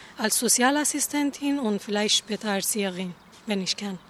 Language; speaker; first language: German; non-native, learner; Persian